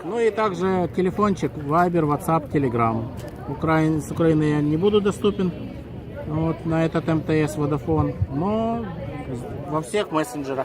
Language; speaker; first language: Russian; native; Russian